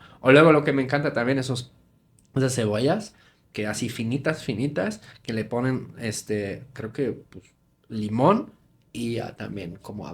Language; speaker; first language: Spanish; non-native, fluent; German